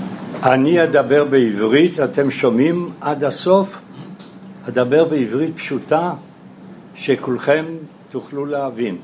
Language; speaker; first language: Hebrew; non-native, fluent; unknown